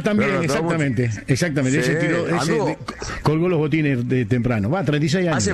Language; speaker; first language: Spanish; native; Spanish